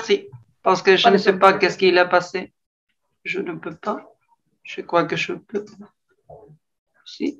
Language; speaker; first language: French; non-native, learner; Spanish